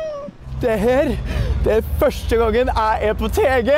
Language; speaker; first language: Norwegian; native; Norwegian